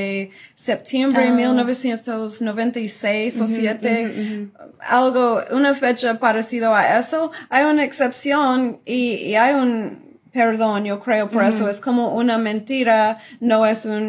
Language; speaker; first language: Spanish; non-native, fluent; English